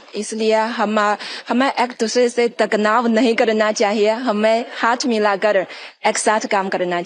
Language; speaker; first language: Hindi; non-native, fluent; Chinese